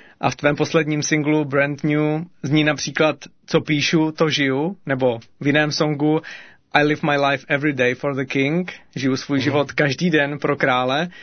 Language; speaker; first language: Czech; native; Czech